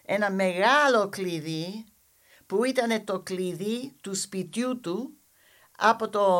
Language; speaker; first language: Greek; non-native, learner; English